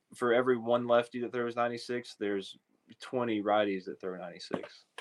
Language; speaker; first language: English; native; English